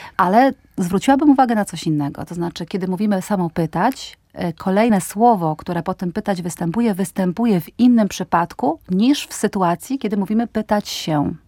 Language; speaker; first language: Polish; native; Polish